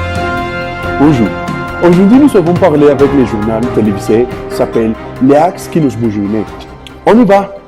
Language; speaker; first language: French; non-native, learner; Spanish